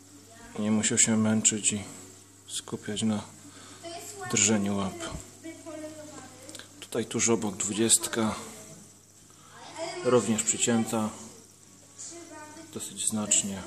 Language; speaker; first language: Polish; native; Polish